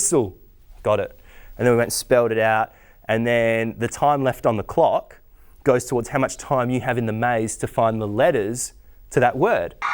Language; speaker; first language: English; native; English